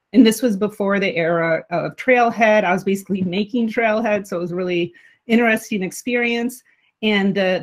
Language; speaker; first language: English; native; English